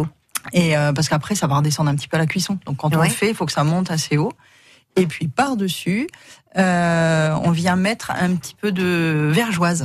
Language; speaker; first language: French; native; French